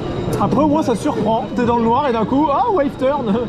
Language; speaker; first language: French; native; French